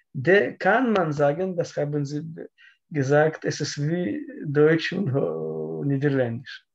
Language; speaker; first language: German; non-native, learner; Russian